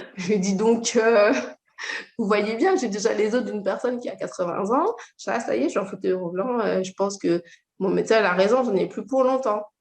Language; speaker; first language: French; native; French